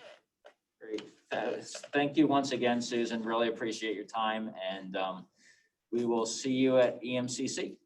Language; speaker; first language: English; native; English